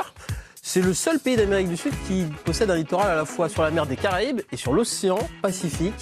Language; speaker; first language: French; native; French